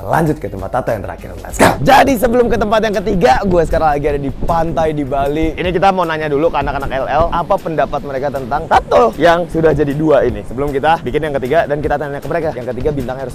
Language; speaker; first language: Indonesian; native; Indonesian